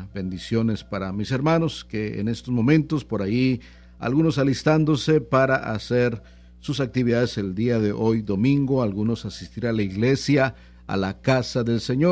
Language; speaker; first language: Spanish; native; Spanish